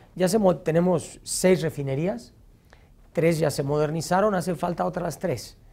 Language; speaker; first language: Spanish; native; Spanish